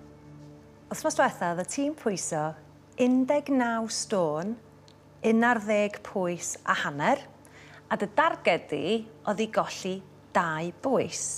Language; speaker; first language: Welsh; native; Welsh